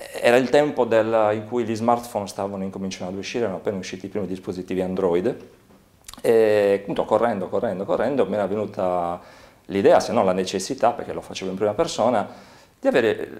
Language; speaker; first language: Italian; native; Italian